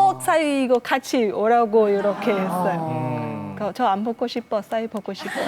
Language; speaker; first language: Korean; non-native, learner; Thai